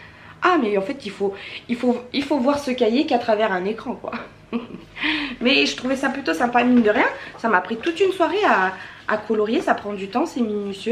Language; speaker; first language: French; native; French